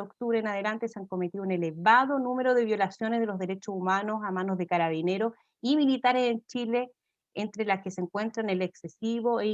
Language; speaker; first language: Spanish; native; Spanish